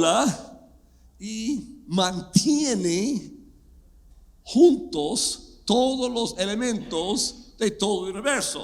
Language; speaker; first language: Spanish; non-native, fluent; English